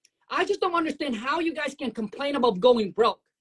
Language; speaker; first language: English; non-native, fluent; Vietnamese